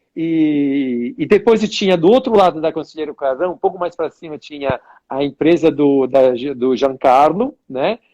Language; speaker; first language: Portuguese; non-native, fluent; Italian